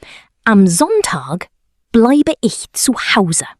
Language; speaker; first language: German; non-native, fluent; English